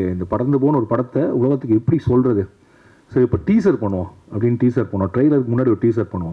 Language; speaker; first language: Tamil; native; Tamil